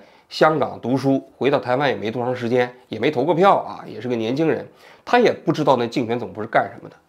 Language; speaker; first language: Chinese; native; Chinese